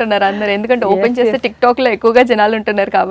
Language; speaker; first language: Telugu; native; Telugu